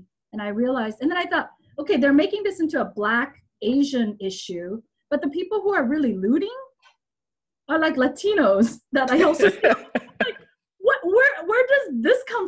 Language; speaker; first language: English; early bilingual, other home language; Korean